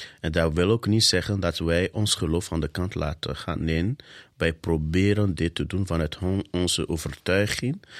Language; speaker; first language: Dutch; non-native, fluent; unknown